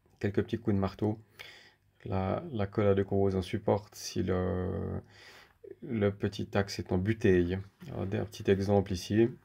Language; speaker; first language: French; native; French